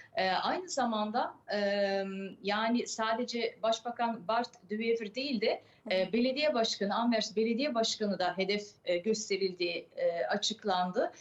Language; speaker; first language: Turkish; early bilingual, other home language; French